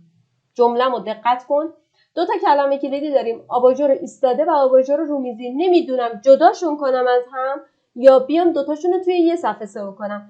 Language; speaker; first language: Persian; native; Persian